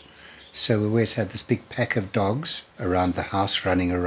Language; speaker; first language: English; native; English